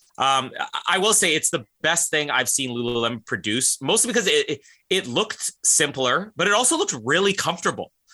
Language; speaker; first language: English; native; English